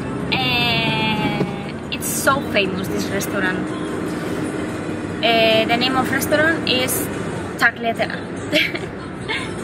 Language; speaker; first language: English; non-native, learner; Spanish